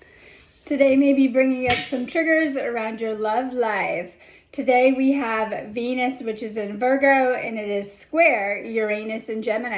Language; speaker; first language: English; native; English